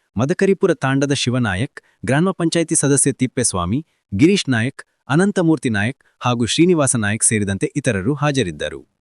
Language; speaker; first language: Kannada; native; Kannada